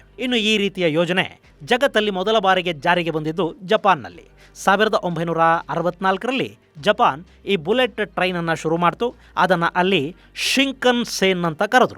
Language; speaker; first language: Kannada; native; Kannada